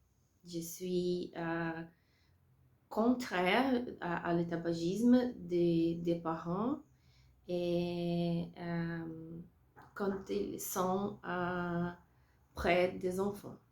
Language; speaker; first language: French; non-native, learner; Portuguese